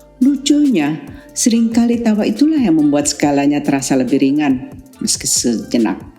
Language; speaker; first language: Indonesian; native; Indonesian